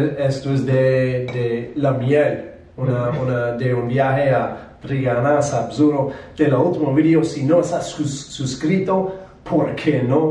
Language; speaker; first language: Spanish; non-native, learner; English